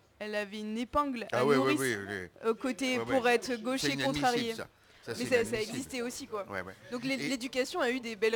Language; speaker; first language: French; native; French